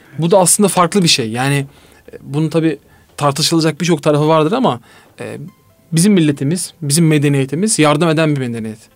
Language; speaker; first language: Turkish; native; Turkish